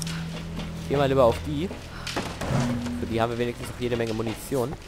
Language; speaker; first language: German; native; German